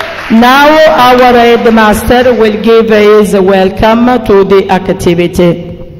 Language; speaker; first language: English; non-native, fluent; Italian